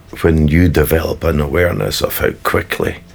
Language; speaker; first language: English; native; English